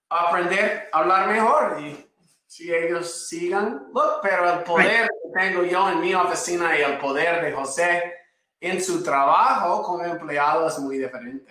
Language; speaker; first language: Spanish; non-native, fluent; English